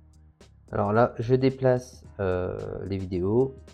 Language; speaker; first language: French; native; French